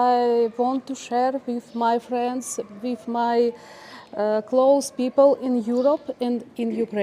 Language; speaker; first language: English; non-native, learner; Ukrainian